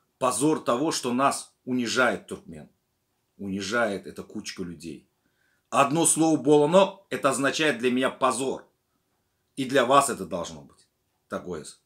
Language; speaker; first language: Russian; non-native, local second language; Turkmen